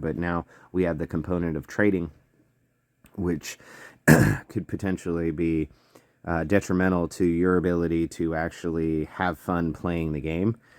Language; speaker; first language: English; native; English